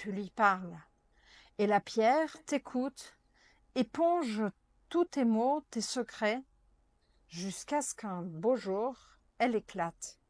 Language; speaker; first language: French; non-native, fluent; Portuguese